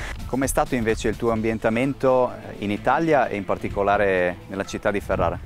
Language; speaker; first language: Italian; native; Italian